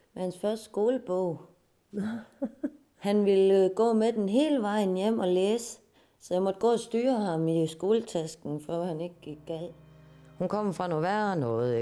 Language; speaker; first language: Danish; native; Danish